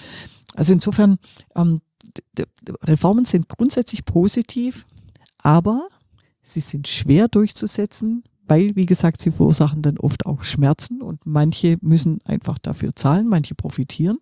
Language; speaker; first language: German; native; German